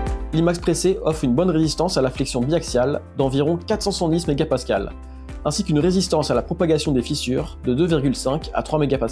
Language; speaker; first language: French; native; French